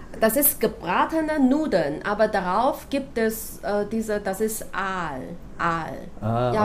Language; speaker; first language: German; non-native, fluent; Chinese